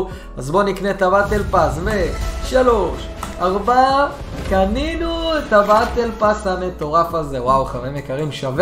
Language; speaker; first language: Hebrew; native; Hebrew